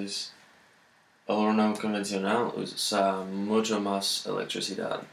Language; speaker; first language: Spanish; non-native, learner; English